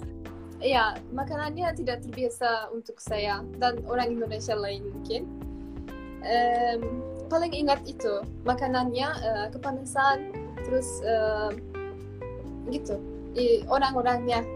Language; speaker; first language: Indonesian; non-native, fluent; Turkish